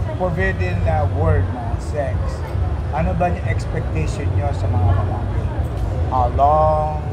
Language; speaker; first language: Filipino; native; Filipino